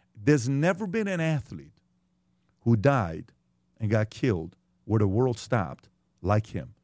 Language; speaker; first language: English; early bilingual, other home language; Persian